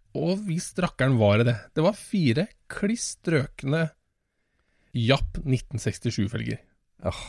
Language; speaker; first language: Norwegian; native; Norwegian